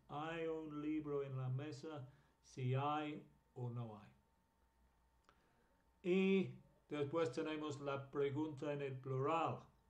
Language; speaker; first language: Spanish; non-native, fluent; English